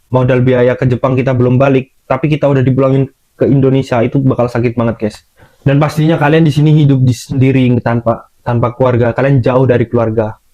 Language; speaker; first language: Indonesian; native; Indonesian